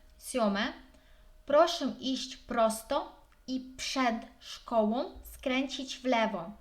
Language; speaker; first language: Polish; non-native, fluent; Ukrainian